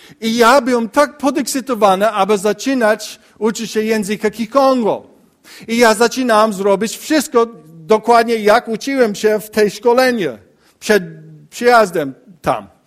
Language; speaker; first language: Polish; non-native, learner; English